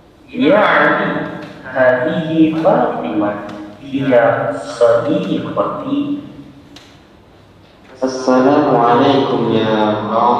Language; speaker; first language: Arabic; non-native, learner; Indonesian